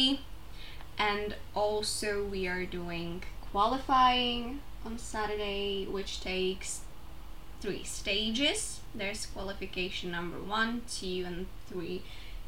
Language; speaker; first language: English; non-native, fluent; Czech